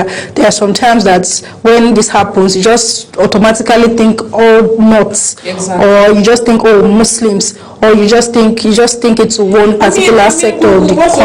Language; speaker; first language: English; non-native, local second language; Yoruba